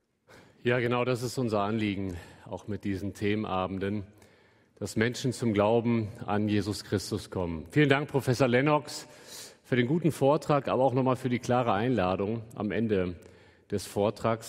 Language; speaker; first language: German; native; German